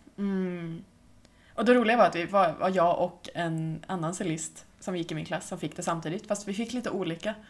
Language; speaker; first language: Swedish; native; Swedish